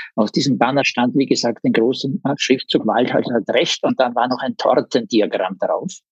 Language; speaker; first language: German; native; German